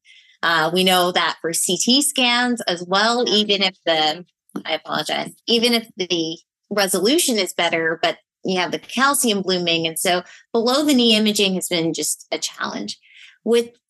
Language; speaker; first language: English; native; English